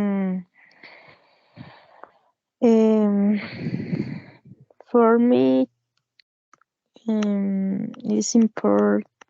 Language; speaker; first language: English; non-native, learner; Spanish